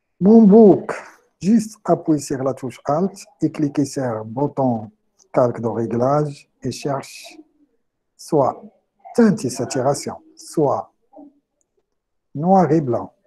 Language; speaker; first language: French; non-native, local second language; Arabic